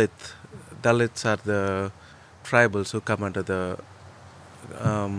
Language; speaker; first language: English; non-native, local second language; Telugu